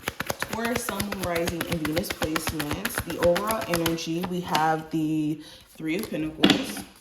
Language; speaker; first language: English; native; English